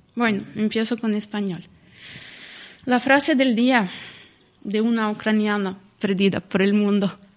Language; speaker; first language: Spanish; non-native, fluent; Ukrainian